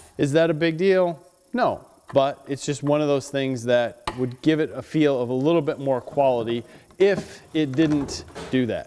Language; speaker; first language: English; native; English